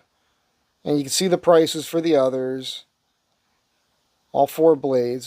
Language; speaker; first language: English; native; English